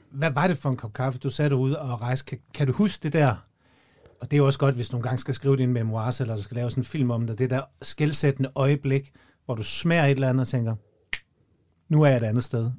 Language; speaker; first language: Danish; native; Danish